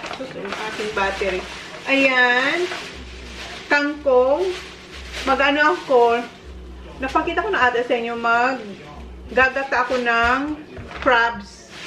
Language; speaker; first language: Filipino; non-native, local second language; Bikol